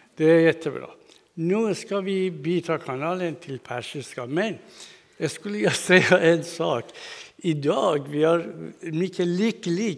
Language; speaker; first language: Swedish; non-native, learner; Persian